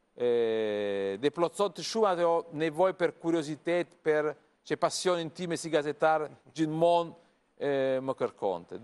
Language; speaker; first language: Albanian; non-native, learner; Italian